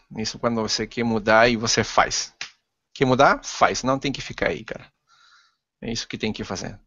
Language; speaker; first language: Portuguese; non-native, fluent; Spanish